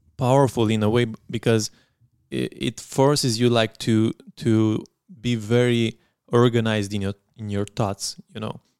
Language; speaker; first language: English; non-native, fluent; Romanian